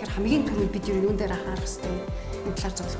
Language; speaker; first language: Mongolian; native; Mongolian